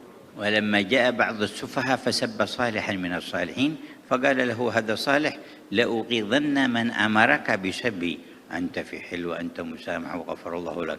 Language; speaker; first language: Arabic; native; Arabic